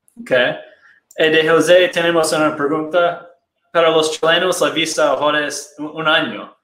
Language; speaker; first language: Spanish; non-native, fluent; Portuguese